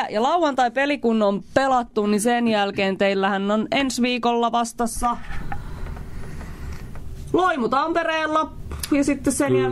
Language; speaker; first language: Finnish; native; Finnish